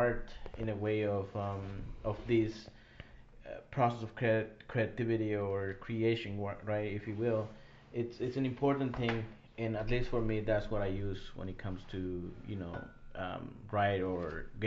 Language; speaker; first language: English; non-native, fluent; Spanish